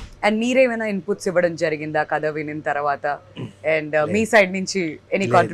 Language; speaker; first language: Telugu; native; Telugu